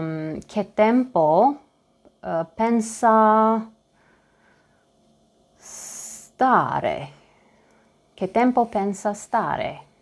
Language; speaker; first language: Italian; non-native, learner; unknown